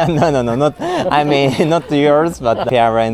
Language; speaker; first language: English; non-native, learner; Japanese